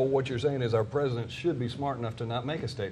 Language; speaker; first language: English; native; English